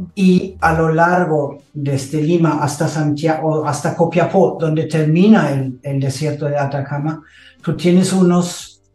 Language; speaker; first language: Spanish; non-native, fluent; German